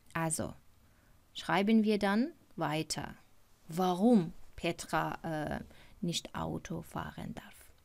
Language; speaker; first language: German; non-native, fluent; Persian